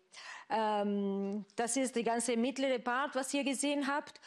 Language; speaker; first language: German; non-native, fluent; Spanish